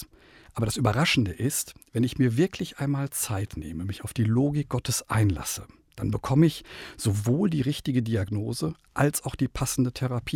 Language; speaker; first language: German; native; German